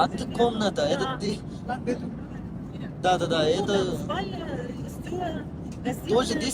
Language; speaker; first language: Russian; non-native, learner; Bangla